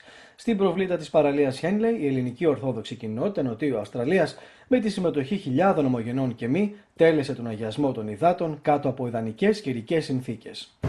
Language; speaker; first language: Greek; native; Greek